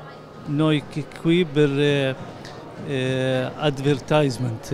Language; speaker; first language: Italian; non-native, learner; Arabic